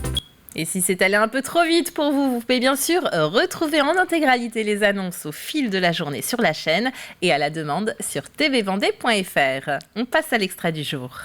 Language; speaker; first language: French; native; French